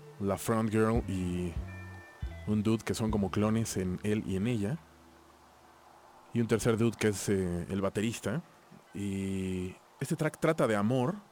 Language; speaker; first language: Spanish; native; Spanish